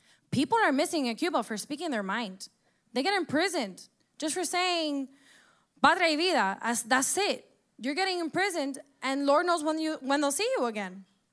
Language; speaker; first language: English; early bilingual, other home language; Spanish